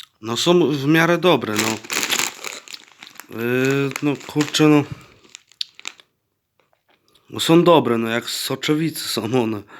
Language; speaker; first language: Polish; native; Polish